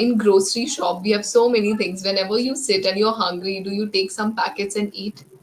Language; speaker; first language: English; non-native, local second language; Hindi